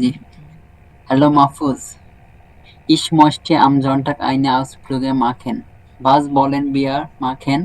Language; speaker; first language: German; non-native, learner; Bangla